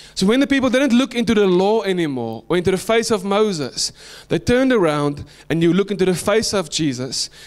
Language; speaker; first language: English; non-native, local second language; Afrikaans